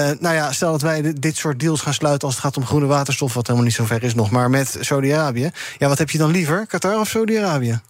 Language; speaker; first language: Dutch; native; Dutch